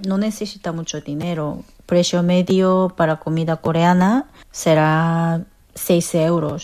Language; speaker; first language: Spanish; non-native, fluent; Korean